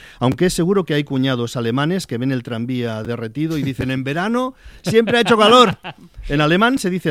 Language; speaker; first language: Spanish; native; Spanish